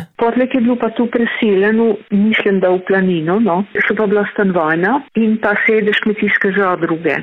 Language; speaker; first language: Slovenian; native; Slovenian